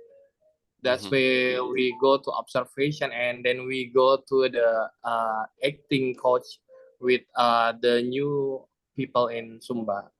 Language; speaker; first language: English; non-native, learner; Indonesian